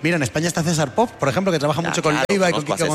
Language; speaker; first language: Spanish; native; Spanish